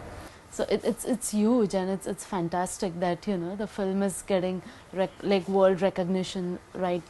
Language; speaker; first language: English; non-native, local second language; Hindi